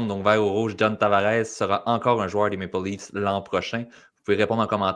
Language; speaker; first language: French; native; French